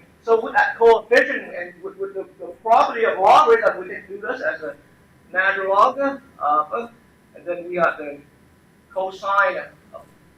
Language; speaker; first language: English; non-native, fluent; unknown